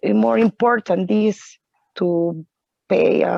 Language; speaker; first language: English; non-native, learner; Spanish